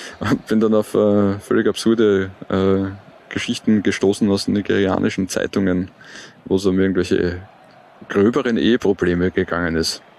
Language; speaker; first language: German; native; German